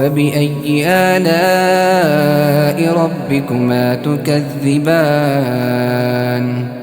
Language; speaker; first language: Arabic; native; Arabic